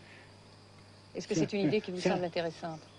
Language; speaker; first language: French; native; French